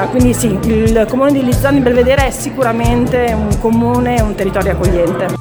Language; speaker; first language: Italian; native; Italian